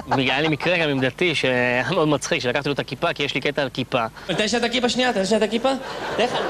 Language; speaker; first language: Hebrew; native; Hebrew